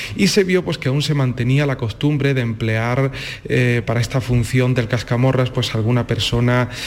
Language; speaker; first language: Spanish; native; Spanish